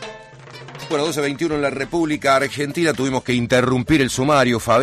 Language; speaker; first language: Spanish; native; Spanish